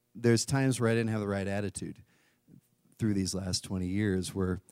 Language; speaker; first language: English; native; English